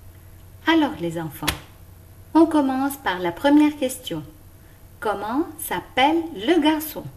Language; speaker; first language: French; non-native, local second language; Arabic